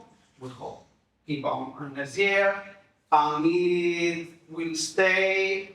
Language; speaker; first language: English; non-native, fluent; Spanish